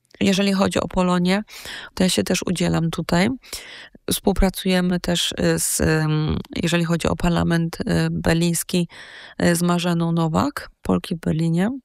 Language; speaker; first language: Polish; native; Polish